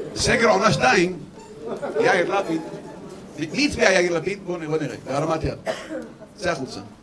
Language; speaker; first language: Hebrew; non-native, local second language; Arabic